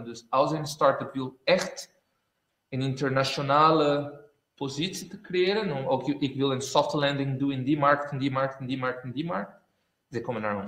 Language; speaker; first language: Dutch; non-native, fluent; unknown